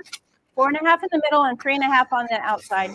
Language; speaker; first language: English; native; English